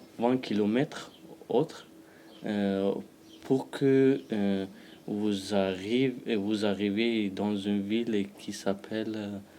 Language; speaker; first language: French; non-native, learner; Pashto